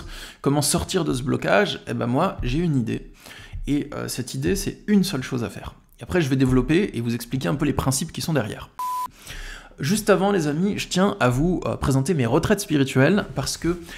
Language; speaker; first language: French; native; French